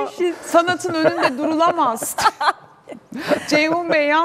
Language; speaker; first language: Turkish; native; Turkish